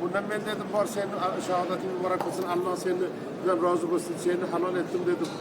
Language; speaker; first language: Turkish; non-native, learner; Persian